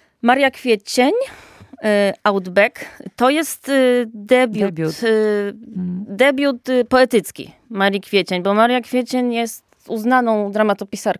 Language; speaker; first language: Polish; native; Polish